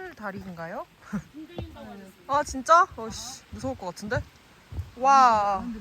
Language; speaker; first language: Korean; native; Korean